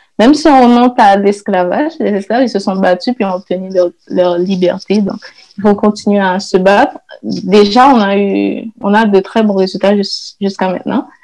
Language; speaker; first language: French; non-native, local second language; Haitian Creole